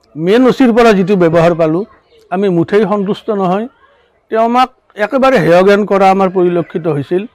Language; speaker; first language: Assamese; native; Assamese